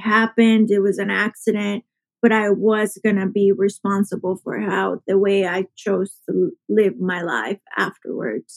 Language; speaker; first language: English; early bilingual, other home language; Spanish